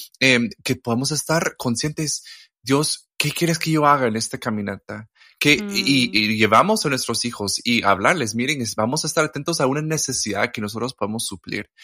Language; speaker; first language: Spanish; non-native, fluent; English